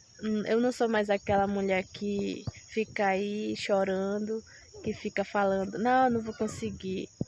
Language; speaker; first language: Portuguese; non-native, local second language; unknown